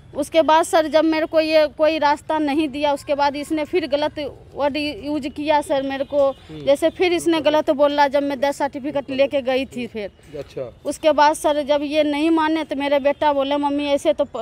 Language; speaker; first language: Hindi; native; Hindi